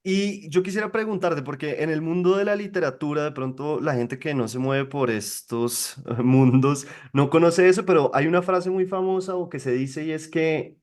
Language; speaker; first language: Spanish; native; Spanish